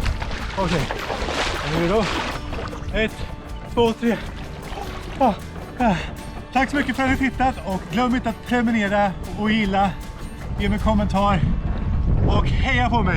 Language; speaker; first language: Swedish; native; Swedish